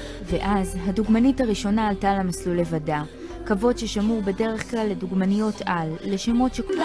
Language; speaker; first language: Hebrew; native; Hebrew